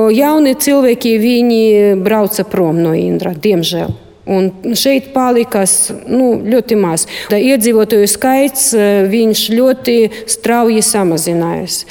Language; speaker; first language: Latvian; non-native, local second language; Russian